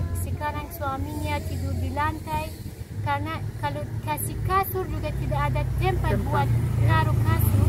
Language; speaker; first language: Indonesian; non-native, learner; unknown